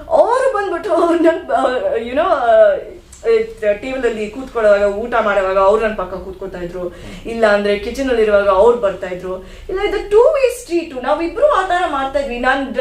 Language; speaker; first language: Kannada; non-native, learner; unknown